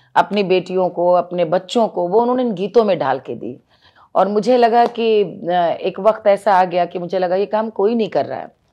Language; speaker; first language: Hindi; native; Hindi